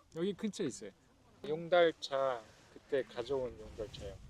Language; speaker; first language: Korean; non-native, fluent; Mongolian